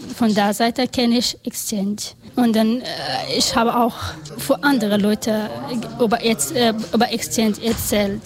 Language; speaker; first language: German; non-native, learner; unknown